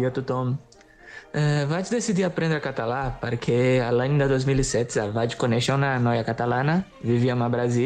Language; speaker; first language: Catalan; non-native, fluent; Portuguese